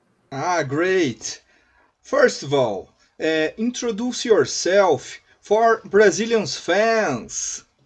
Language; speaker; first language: English; non-native, learner; Portuguese